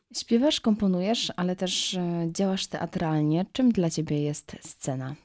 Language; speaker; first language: Polish; native; Polish